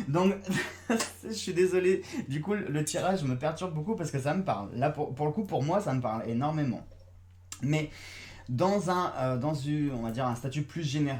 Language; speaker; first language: French; native; French